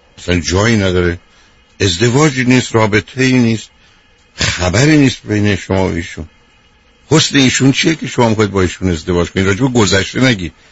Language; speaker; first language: Persian; native; Persian